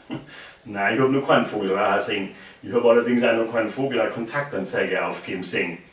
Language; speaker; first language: German; native; German